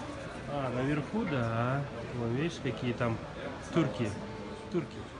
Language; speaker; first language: Russian; native; Russian